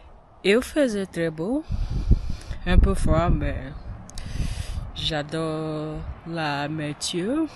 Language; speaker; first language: French; non-native, learner; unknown